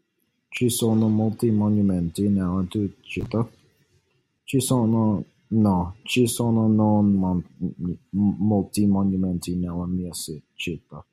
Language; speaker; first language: Italian; non-native, learner; English